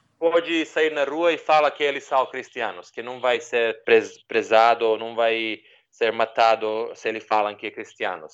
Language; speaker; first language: Portuguese; non-native, learner; Serbian